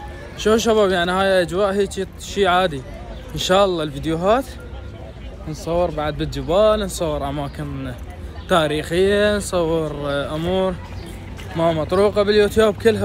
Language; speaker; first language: Arabic; native; Arabic